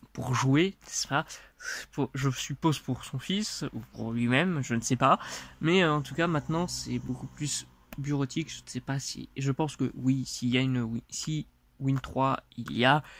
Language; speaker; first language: French; non-native, fluent; Russian